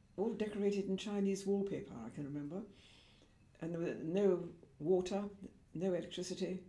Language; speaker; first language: English; native; English